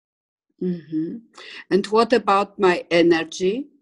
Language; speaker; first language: English; non-native, fluent; Polish